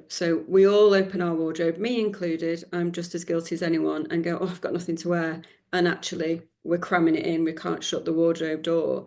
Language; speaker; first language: English; native; English